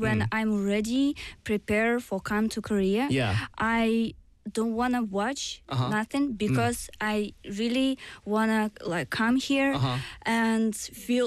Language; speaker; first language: English; non-native, learner; Russian